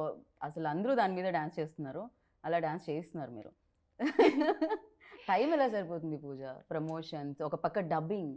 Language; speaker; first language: Telugu; native; Telugu